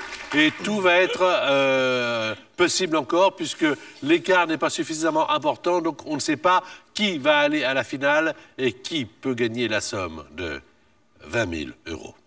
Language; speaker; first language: French; native; French